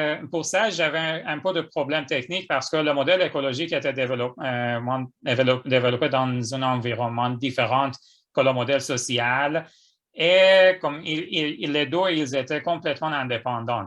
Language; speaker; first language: French; non-native, fluent; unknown